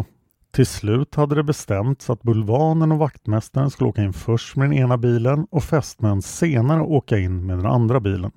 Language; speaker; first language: Swedish; native; Swedish